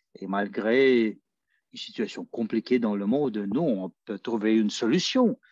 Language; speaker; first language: French; non-native, fluent; Spanish